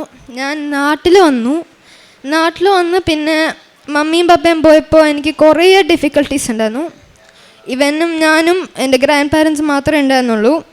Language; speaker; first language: Malayalam; early bilingual, heritage; Malayalam